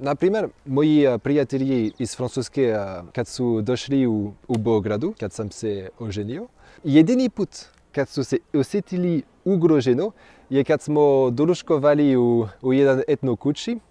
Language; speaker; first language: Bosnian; non-native, fluent; French